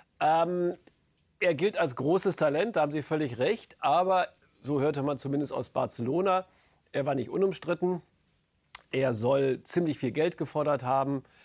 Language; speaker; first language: German; native; German